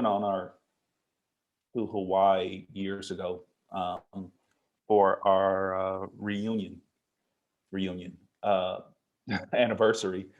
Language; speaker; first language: English; native; English